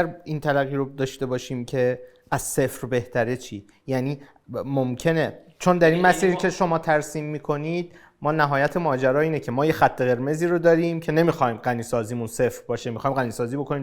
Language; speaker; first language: Persian; native; Persian